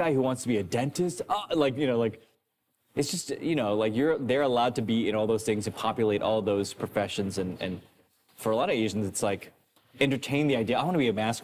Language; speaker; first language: English; native; English